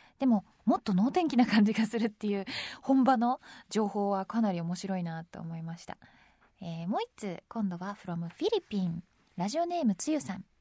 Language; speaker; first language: Japanese; native; Japanese